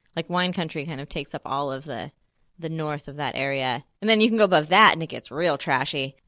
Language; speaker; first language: English; native; English